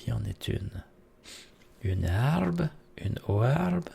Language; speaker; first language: French; native; French